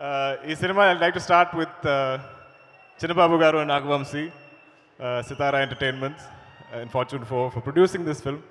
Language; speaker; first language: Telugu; non-native, learner; Malayalam